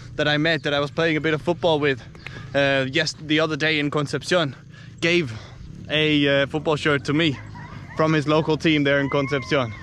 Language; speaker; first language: English; non-native, fluent; Danish